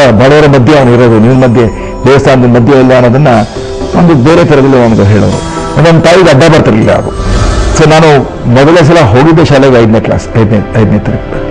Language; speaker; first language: Kannada; native; Kannada